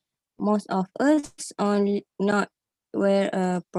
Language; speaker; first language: English; non-native, learner; Malay